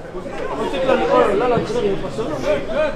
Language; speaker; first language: French; native; French